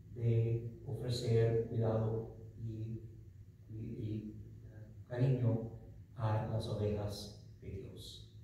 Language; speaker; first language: Spanish; non-native, fluent; English